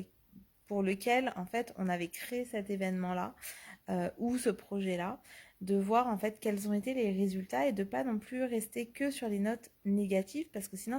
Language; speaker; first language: French; native; French